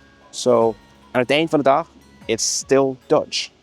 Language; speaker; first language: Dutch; non-native, learner; Cantonese